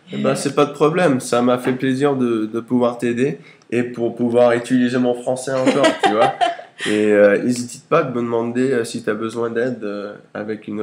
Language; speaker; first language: French; early bilingual, heritage; English